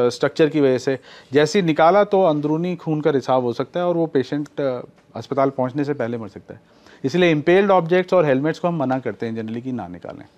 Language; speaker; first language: Hindi; native; Hindi